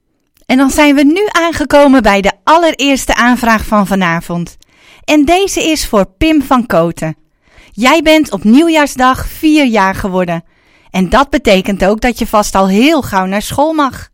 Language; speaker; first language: Dutch; native; Dutch